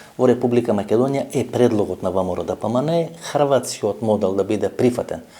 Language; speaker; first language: Macedonian; native; Macedonian